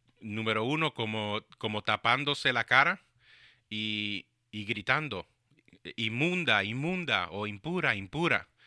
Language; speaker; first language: Spanish; early bilingual, heritage; Spanish